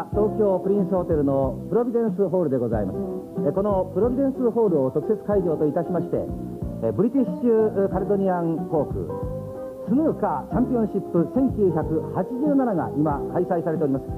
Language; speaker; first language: Japanese; native; Japanese